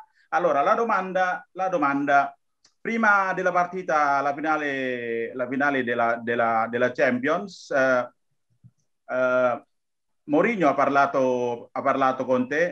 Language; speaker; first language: Italian; non-native, learner; Indonesian